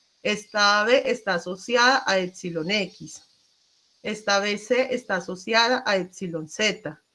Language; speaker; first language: Spanish; native; Spanish